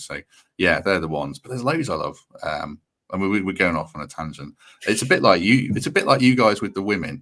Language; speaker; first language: English; native; English